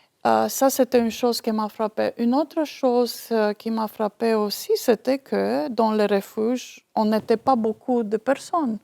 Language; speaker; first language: French; non-native, fluent; Romanian